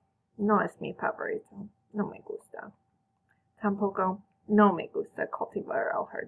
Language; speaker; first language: Spanish; non-native, fluent; English